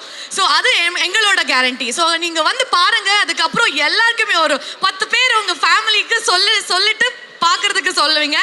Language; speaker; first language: Tamil; non-native, learner; Kannada